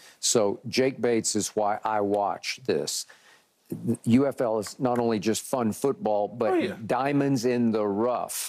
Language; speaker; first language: English; native; English